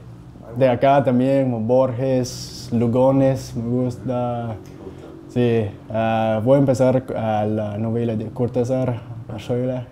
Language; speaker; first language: Spanish; non-native, fluent; English